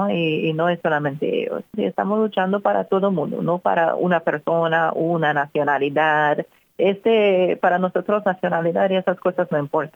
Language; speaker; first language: Spanish; non-native, fluent; English